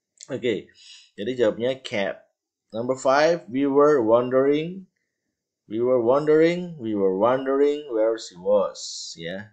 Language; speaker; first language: English; non-native, fluent; Indonesian